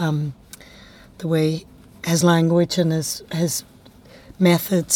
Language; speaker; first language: English; native; English